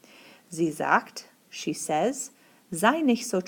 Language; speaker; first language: German; non-native, fluent; English